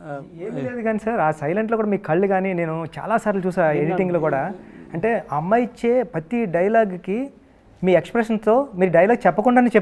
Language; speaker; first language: Telugu; native; Telugu